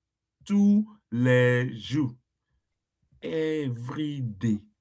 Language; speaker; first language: French; non-native, fluent; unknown